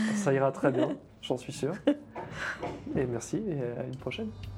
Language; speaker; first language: French; native; French